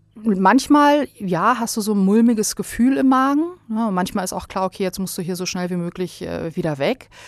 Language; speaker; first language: German; early bilingual, other home language; Bosnian